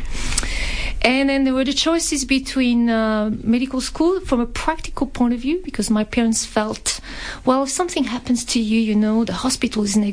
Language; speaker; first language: English; non-native, fluent; French